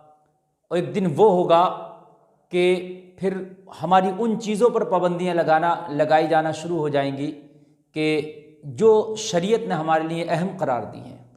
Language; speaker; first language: Urdu; native; Urdu